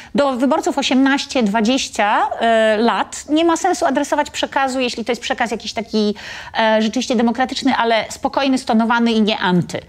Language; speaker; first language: Polish; native; Polish